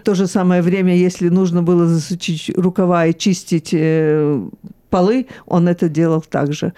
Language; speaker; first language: Russian; early bilingual, heritage; Russian